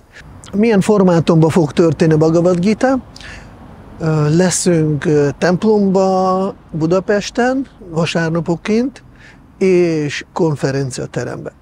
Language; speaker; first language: Hungarian; non-native, fluent; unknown